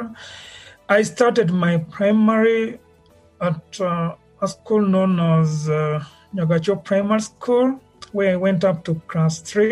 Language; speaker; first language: English; non-native, local second language; Gusii